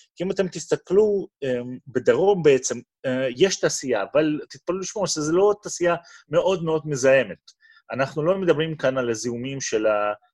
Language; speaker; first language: Hebrew; non-native, fluent; Russian